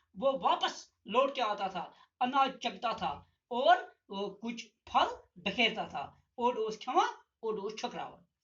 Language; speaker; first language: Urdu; non-native, local second language; Gujari